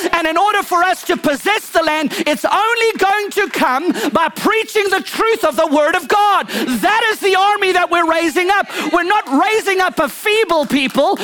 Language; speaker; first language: English; native; English